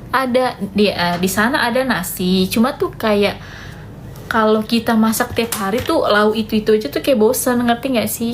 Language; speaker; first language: Indonesian; native; Indonesian